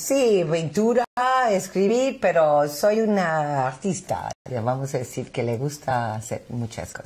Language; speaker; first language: Spanish; non-native, fluent; English